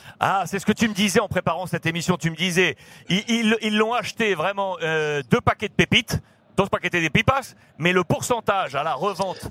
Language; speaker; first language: French; native; French